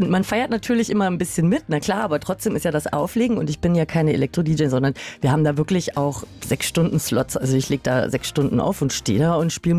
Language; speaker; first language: German; native; German